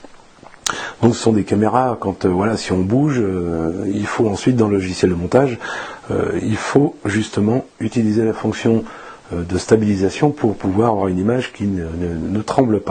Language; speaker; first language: French; native; French